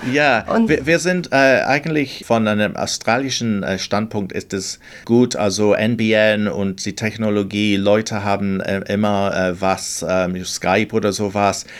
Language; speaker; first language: German; non-native, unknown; English